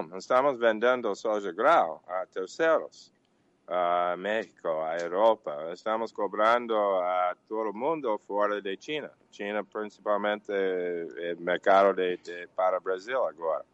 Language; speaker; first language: Portuguese; non-native, learner; English